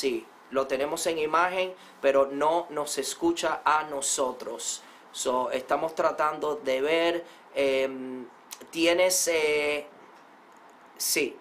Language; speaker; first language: Spanish; early bilingual, heritage; Spanish